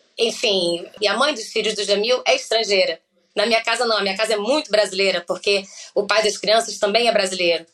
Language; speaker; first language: Portuguese; native; Portuguese